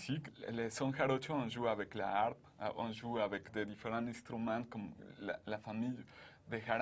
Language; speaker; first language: French; non-native, fluent; Spanish